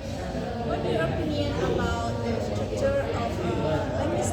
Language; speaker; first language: English; non-native, learner; Indonesian